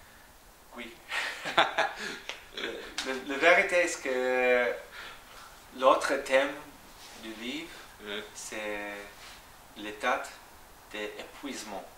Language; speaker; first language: French; non-native, fluent; English